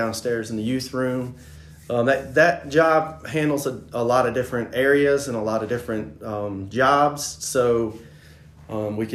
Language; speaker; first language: English; native; English